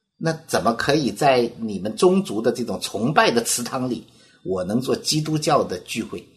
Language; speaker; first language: Chinese; native; Chinese